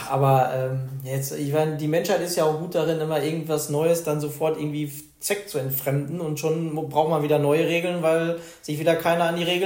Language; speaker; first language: German; native; German